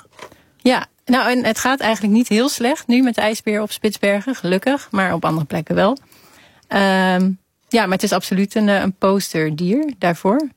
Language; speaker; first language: Dutch; native; Dutch